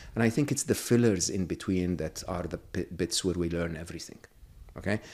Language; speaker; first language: English; non-native, fluent; Arabic